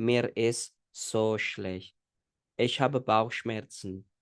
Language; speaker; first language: German; non-native, fluent; Indonesian